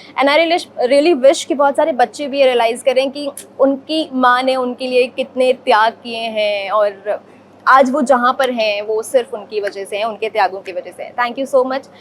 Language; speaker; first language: Hindi; native; Hindi